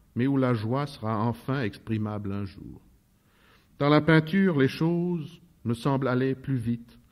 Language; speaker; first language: French; non-native, fluent; Russian